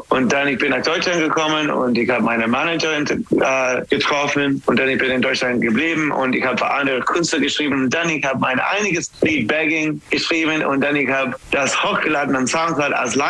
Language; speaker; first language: German; non-native, learner; English